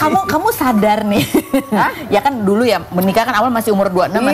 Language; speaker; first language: Indonesian; native; Indonesian